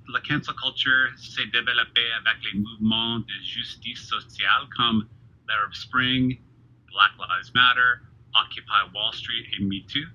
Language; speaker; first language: French; non-native, fluent; English